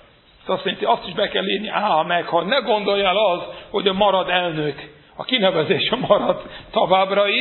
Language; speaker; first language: Hungarian; non-native, fluent; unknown